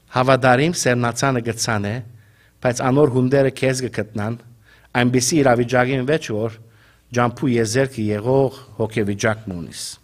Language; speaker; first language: Armenian; native; Armenian